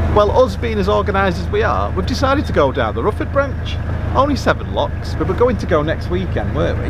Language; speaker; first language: English; native; English